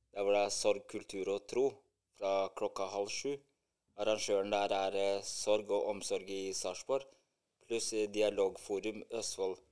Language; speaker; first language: Norwegian; early bilingual, other home language; Albanian